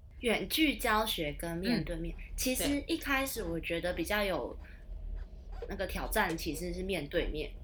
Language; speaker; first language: Chinese; native; Chinese